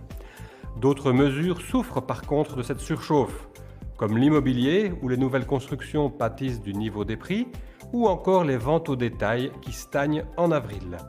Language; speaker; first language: French; native; French